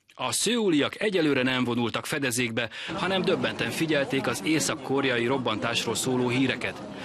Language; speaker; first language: Hungarian; native; Hungarian